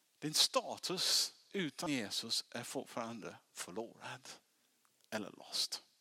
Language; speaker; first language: Swedish; non-native, fluent; English